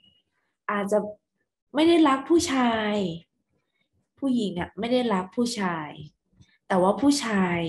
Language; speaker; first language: Thai; native; Thai